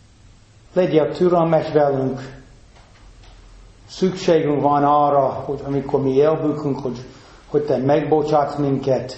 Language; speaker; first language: Hungarian; non-native, fluent; English